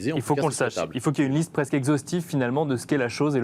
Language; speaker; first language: French; native; French